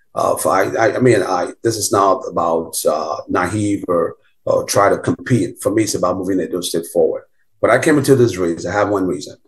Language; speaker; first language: English; non-native, local second language; Bini